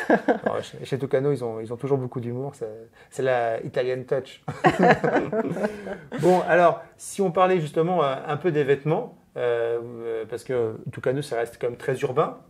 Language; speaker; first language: French; native; French